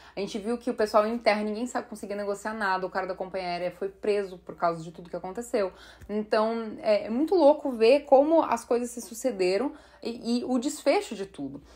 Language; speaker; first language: Portuguese; native; Portuguese